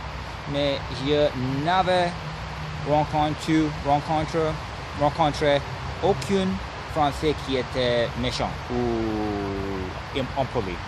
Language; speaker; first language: French; non-native, learner; English